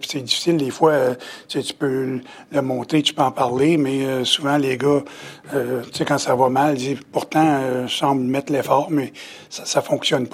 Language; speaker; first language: French; native; French